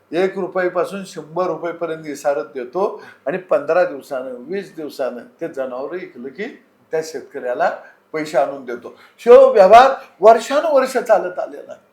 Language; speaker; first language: Marathi; native; Marathi